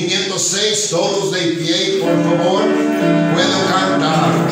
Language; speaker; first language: Spanish; non-native, fluent; English